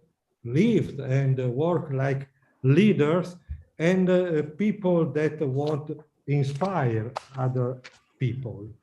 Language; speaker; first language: English; non-native, learner; Italian